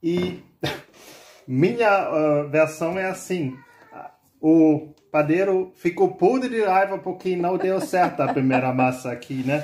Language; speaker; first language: Portuguese; non-native, fluent; German